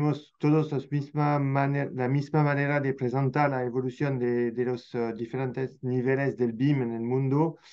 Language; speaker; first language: Spanish; non-native, fluent; French